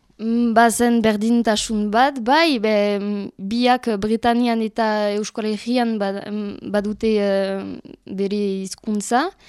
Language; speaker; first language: Basque; non-native, learner; French